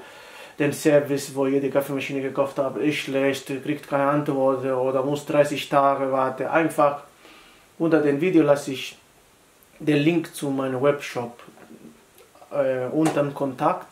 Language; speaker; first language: German; non-native, fluent; Italian